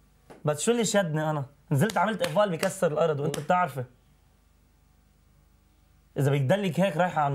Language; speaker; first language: Arabic; native; Arabic